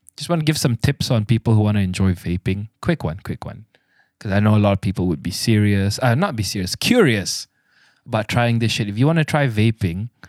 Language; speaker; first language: English; non-native, local second language; Malay